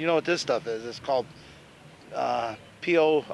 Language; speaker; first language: English; native; English